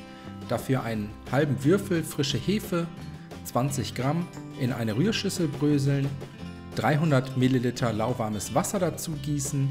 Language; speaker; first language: German; native; German